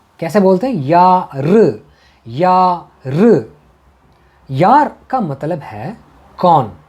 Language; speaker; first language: Hindi; non-native, local second language; Tamil